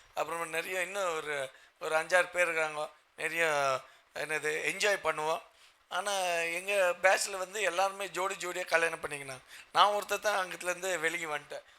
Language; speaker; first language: Tamil; non-native, local second language; Telugu